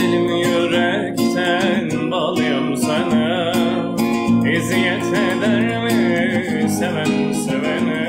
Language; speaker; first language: Turkish; native; Turkish